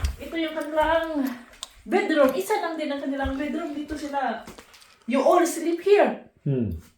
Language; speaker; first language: Filipino; non-native, local second language; Cebuano